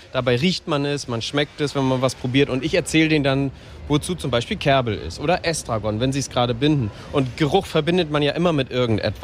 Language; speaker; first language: German; native; German